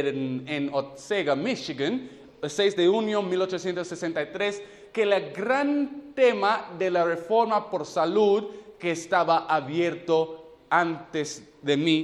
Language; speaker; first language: Spanish; non-native, fluent; English